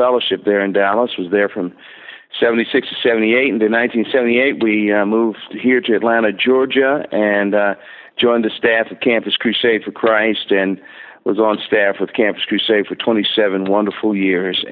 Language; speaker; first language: English; native; English